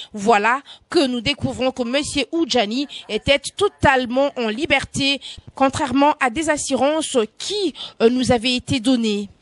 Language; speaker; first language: French; non-native, local second language; Lingala